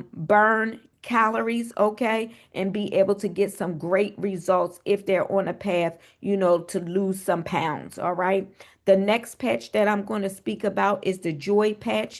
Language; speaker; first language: English; native; English